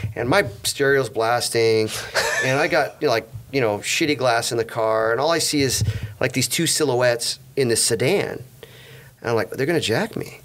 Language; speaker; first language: English; native; English